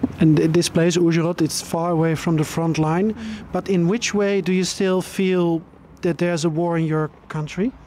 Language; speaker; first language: English; non-native, fluent; Dutch